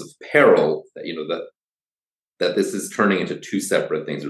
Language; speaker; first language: English; early bilingual, other home language; Polish